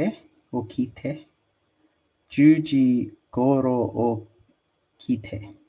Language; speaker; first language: Japanese; non-native, learner; English